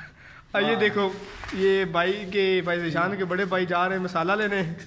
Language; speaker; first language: Urdu; non-native, local second language; Punjabi